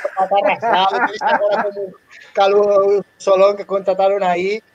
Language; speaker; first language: Portuguese; non-native, learner; Spanish